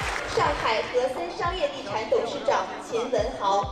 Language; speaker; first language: Chinese; native; Chinese